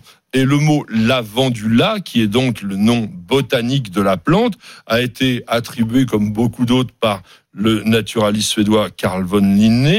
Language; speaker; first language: French; native; French